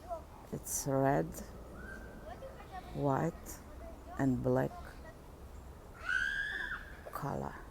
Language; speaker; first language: English; non-native, learner; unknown